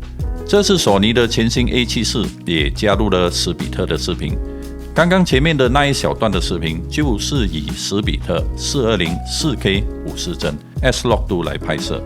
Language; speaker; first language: Chinese; native; Chinese